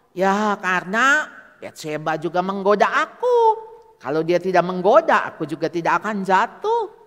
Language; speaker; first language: Indonesian; native; Indonesian